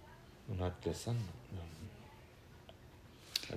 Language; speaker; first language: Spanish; non-native, fluent; English